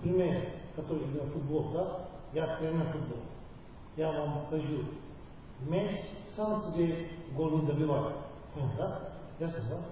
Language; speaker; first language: Russian; non-native, learner; Tibetan